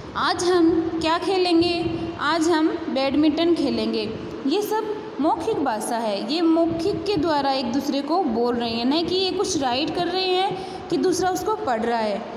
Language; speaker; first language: Hindi; native; Hindi